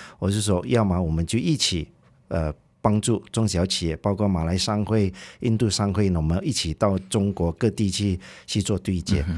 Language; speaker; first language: Chinese; native; Chinese